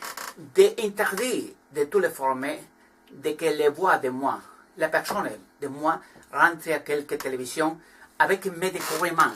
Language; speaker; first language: French; non-native, learner; Spanish